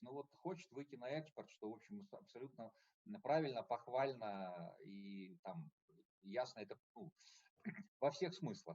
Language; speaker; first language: Russian; native; Russian